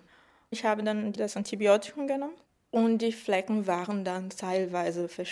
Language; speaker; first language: German; non-native, fluent; Portuguese